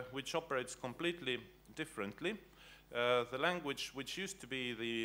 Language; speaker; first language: English; non-native, fluent; Estonian